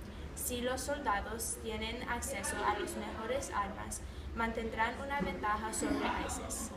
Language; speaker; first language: Spanish; non-native, learner; English